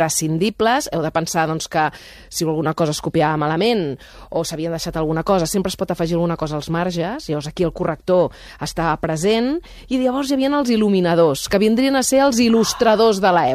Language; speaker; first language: Catalan; native; Catalan